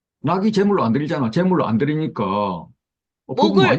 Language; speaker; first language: Korean; native; Korean